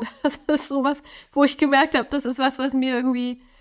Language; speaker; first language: German; native; German